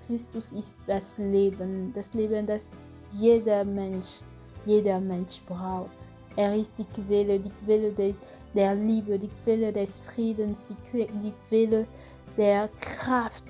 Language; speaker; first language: German; non-native, fluent; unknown